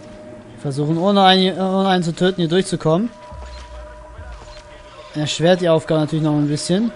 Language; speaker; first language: German; native; German